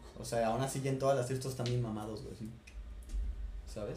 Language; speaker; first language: Spanish; native; Spanish